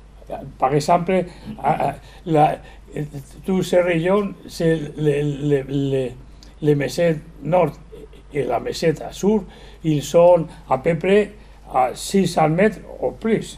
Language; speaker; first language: French; non-native, learner; Spanish